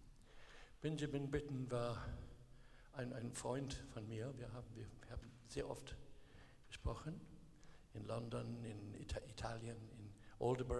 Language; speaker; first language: German; non-native, learner; English